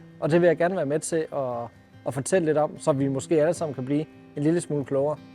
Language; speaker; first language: Danish; native; Danish